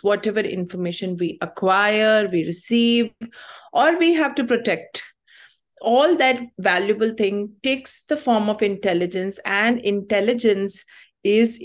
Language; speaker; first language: English; non-native, local second language; Tamil